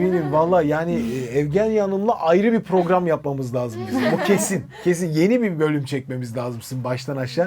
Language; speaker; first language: Turkish; native; Turkish